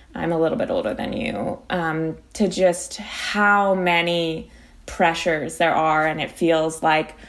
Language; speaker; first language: English; native; English